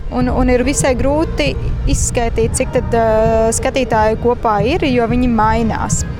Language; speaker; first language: Latvian; native; Latvian